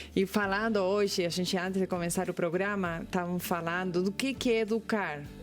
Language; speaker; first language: Portuguese; non-native, fluent; Spanish